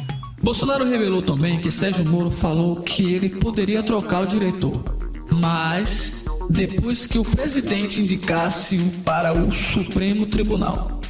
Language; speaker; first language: Portuguese; native; Portuguese